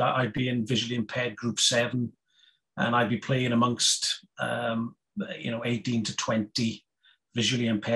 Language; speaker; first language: English; native; English